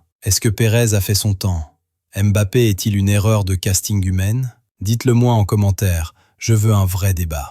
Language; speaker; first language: French; native; French